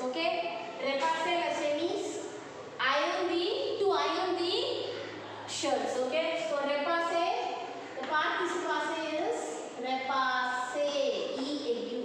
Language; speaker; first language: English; non-native, local second language; Tamil